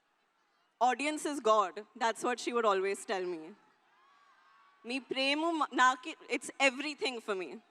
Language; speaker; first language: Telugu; non-native, learner; Hindi